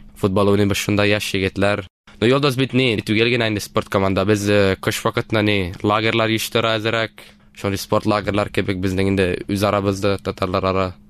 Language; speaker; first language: Tatar; early bilingual, heritage; Tatar